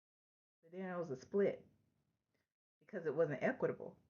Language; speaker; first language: English; native; English